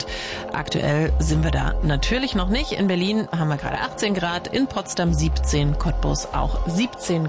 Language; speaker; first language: German; native; German